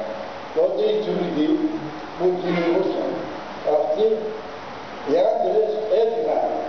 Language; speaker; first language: Greek; early bilingual, other home language; Turkish